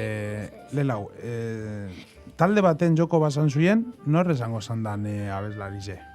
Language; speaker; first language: Basque; native; Basque